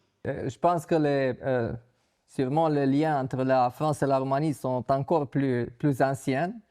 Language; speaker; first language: French; non-native, fluent; Romanian